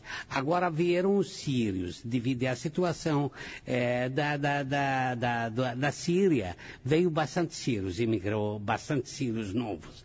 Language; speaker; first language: Portuguese; non-native, fluent; Arabic